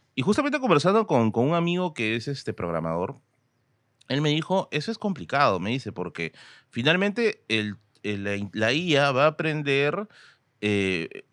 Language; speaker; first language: Spanish; native; Spanish